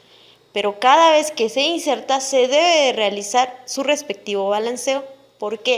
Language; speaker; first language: Spanish; native; Spanish